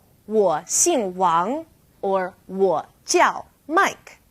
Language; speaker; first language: Chinese; non-native, fluent; English